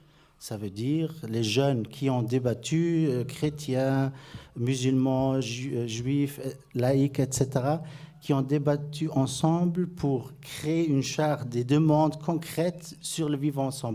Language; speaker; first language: French; non-native, fluent; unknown